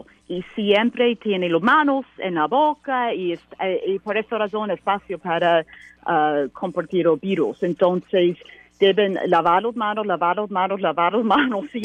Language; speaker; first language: Spanish; non-native, learner; English